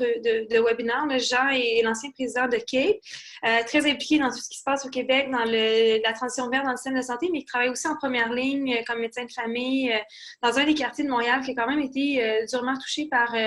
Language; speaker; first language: French; native; French